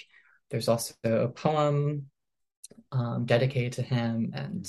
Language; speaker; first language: English; early bilingual, other home language; Min Nan Chinese